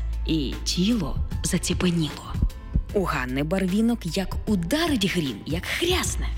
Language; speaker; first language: Ukrainian; native; Ukrainian